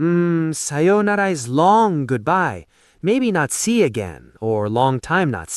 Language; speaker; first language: English; non-native, learner; Japanese